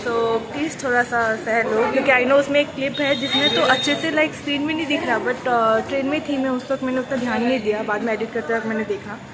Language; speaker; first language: Hindi; native; Hindi